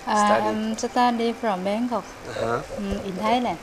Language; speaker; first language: English; non-native, learner; Thai